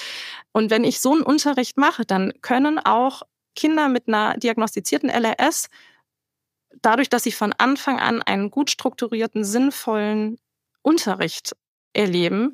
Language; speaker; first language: German; native; German